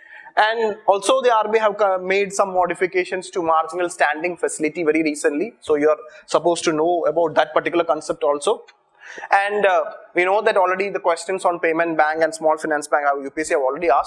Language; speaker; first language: English; non-native, local second language; Malayalam